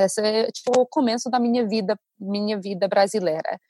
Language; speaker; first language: Portuguese; non-native, fluent; English